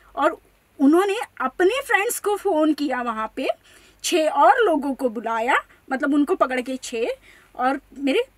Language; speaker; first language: Hindi; non-native, local second language; Marathi